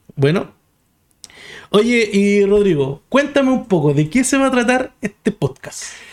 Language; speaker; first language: Spanish; native; Spanish